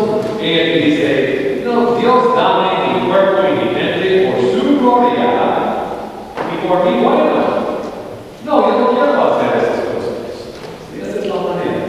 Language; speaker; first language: Spanish; non-native, learner; English